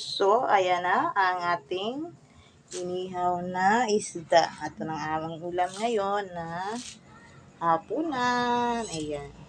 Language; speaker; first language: Filipino; non-native, local second language; Cebuano